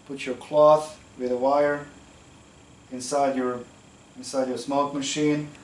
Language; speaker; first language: English; non-native, fluent; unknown